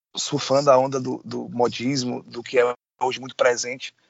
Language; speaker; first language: Portuguese; native; Portuguese